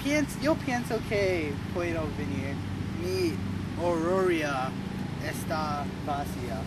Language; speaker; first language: Spanish; non-native, learner; English